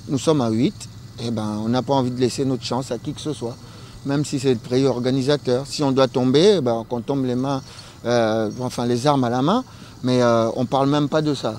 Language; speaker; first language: French; non-native, local second language; Lingala